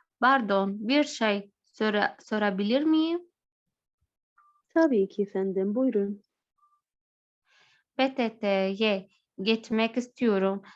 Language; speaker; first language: Turkish; non-native, learner; Arabic